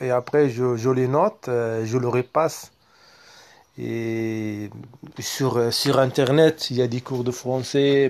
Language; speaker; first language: French; non-native, learner; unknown